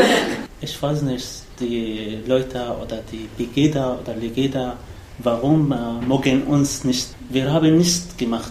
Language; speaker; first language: German; non-native, learner; Arabic